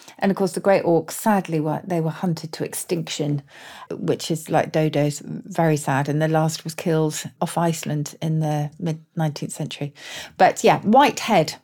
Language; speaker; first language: English; native; English